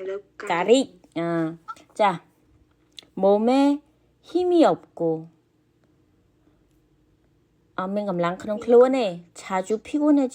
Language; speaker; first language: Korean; non-native, learner; Khmer